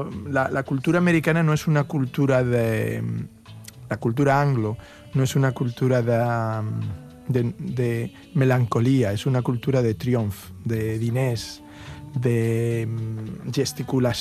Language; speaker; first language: Catalan; non-native, local second language; Spanish